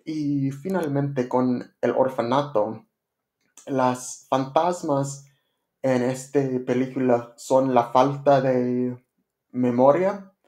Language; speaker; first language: Spanish; non-native, learner; English